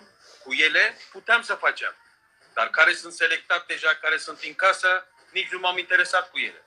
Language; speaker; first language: Romanian; non-native, fluent; Turkish